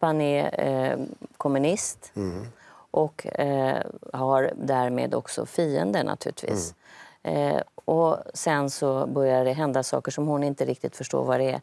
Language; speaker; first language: Swedish; native; Swedish